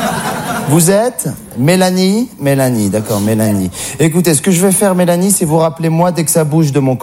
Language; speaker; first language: French; native; French